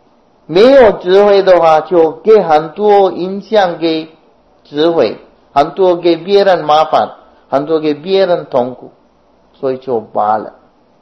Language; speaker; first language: Chinese; non-native, fluent; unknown